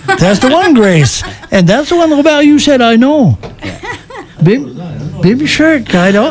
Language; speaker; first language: English; early bilingual, other home language; French